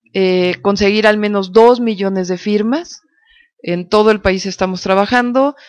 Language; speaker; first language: Spanish; native; Spanish